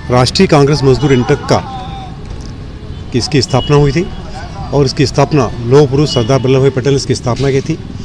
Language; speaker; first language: Hindi; native; Hindi